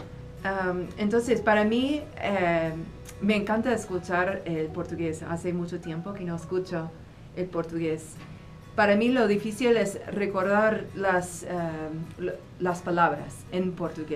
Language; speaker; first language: Spanish; non-native, fluent; English